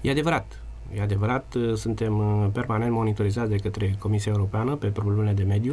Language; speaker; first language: Romanian; native; Romanian